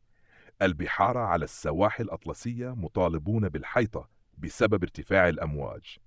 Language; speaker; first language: Arabic; native; Arabic